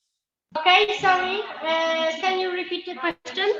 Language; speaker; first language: English; non-native, fluent; Polish